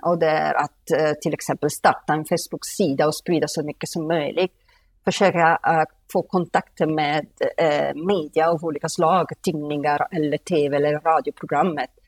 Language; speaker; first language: Swedish; non-native, fluent; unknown